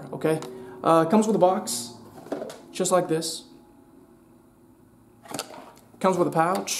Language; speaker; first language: English; non-native, fluent; Spanish